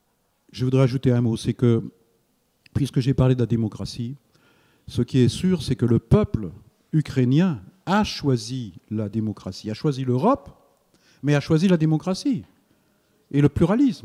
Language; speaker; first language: French; native; French